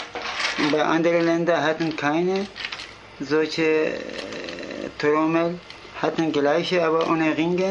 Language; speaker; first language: German; non-native, fluent; Kurdish